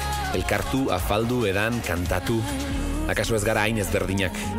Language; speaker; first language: Basque; native; Basque